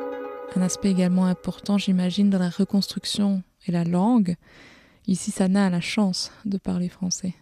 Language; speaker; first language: French; native; French